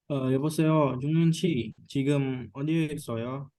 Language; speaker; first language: Korean; non-native, learner; Indonesian